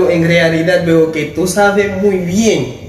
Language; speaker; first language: Spanish; non-native, learner; Haitian Creole